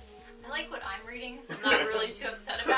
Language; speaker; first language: English; native; English